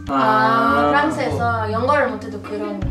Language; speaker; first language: Korean; non-native, fluent; Arabic